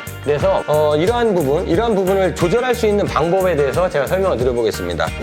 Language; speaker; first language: Korean; native; Korean